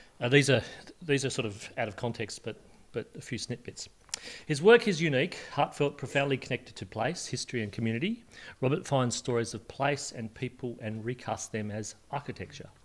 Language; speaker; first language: English; native; English